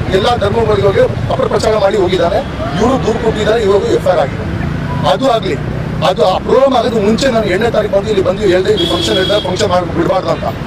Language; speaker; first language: Kannada; non-native, local second language; Urdu